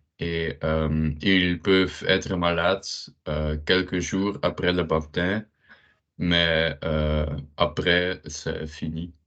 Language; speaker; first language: French; non-native, learner; Dutch